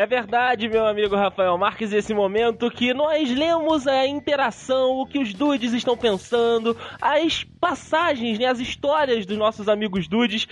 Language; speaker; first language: Portuguese; native; Portuguese